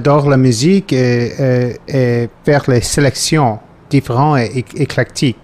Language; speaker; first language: French; non-native, learner; English